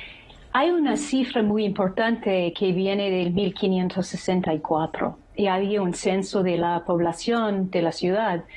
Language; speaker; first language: Spanish; non-native, fluent; English